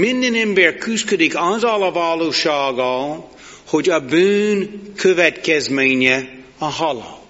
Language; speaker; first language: Hungarian; non-native, learner; English